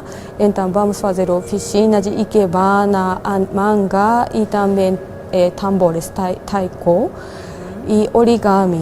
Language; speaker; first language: Portuguese; non-native, fluent; Japanese